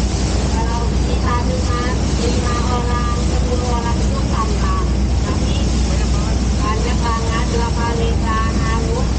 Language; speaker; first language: Indonesian; non-native, fluent; Thai